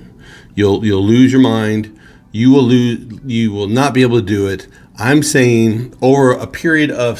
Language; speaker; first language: English; native; English